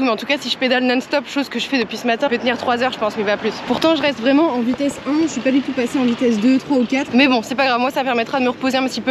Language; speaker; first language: French; native; French